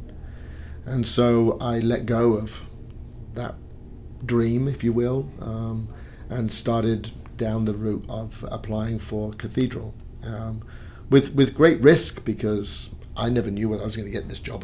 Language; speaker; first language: English; native; English